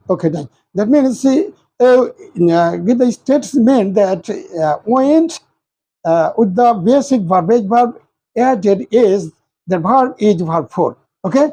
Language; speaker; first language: English; non-native, local second language; Bangla